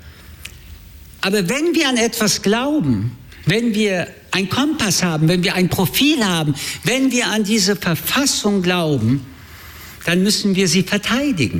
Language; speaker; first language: German; early bilingual, other home language; French